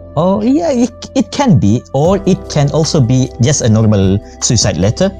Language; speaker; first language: English; non-native, fluent; Malay